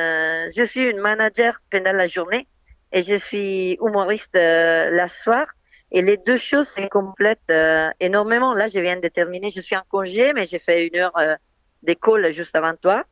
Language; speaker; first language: French; non-native, fluent; Italian